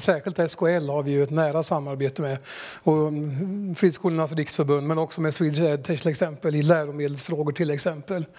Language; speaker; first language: Swedish; native; Swedish